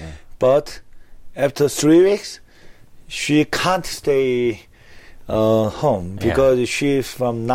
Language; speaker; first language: English; non-native, learner; Korean